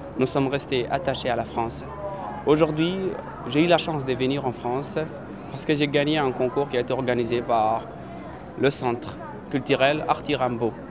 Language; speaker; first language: French; non-native, local second language; Somali